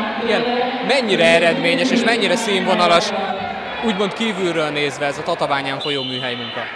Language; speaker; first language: Hungarian; native; Hungarian